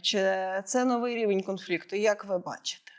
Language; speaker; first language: Ukrainian; native; Ukrainian